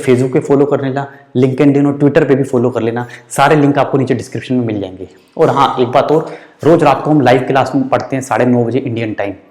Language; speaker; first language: Hindi; native; Hindi